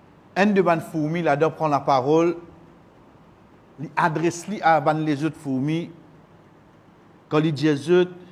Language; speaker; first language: French; non-native, local second language; Morisyen